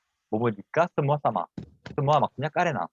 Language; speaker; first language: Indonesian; non-native, fluent; Korean